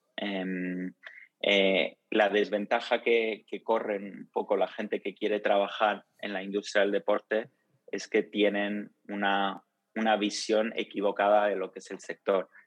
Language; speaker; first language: Spanish; early bilingual, other home language; Italian